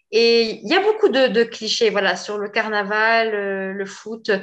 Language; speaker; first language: French; native; French